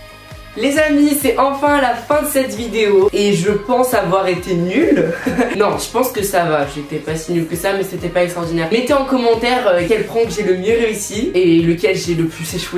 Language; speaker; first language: French; native; French